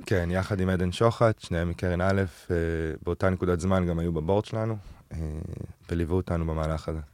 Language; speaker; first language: Hebrew; native; Hebrew